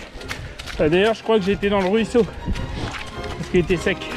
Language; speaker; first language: French; native; French